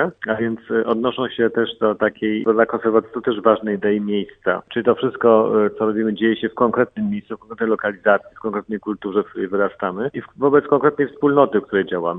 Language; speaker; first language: Polish; native; Polish